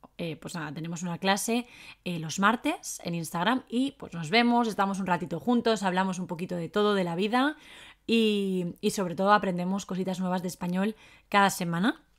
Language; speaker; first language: Spanish; native; Spanish